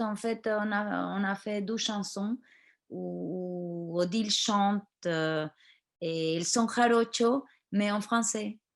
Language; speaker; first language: French; non-native, fluent; Spanish